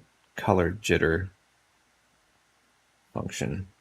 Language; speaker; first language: English; native; English